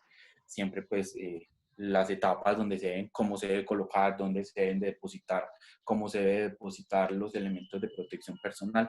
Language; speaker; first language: Spanish; native; Spanish